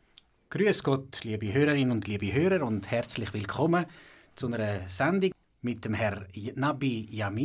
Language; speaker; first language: German; native; German